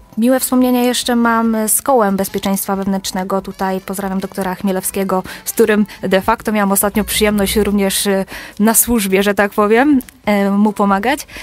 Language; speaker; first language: Polish; native; Polish